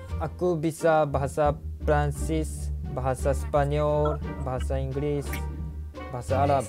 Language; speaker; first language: Indonesian; non-native, learner; Japanese